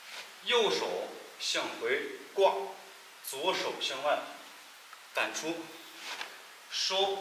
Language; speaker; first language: Chinese; native; Chinese